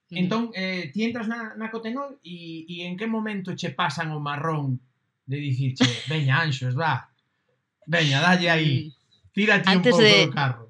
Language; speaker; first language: Galician; non-native, local second language; Spanish